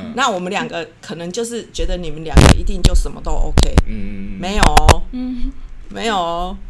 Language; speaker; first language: Chinese; native; Chinese